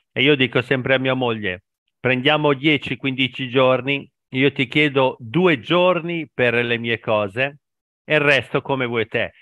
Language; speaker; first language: Italian; native; Italian